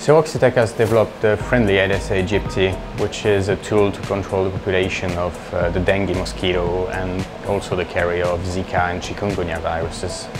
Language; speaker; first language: English; non-native, fluent; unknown